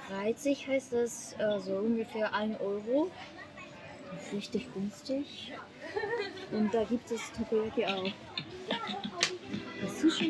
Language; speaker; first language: German; non-native, learner; Japanese